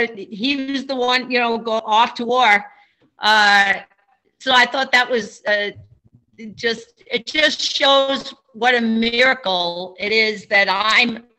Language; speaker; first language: English; native; English